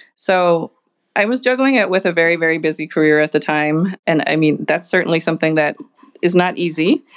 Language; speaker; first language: English; native; English